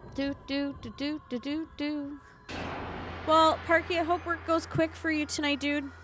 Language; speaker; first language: English; native; English